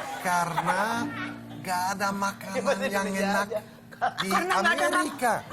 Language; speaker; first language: Indonesian; non-native, learner; Dutch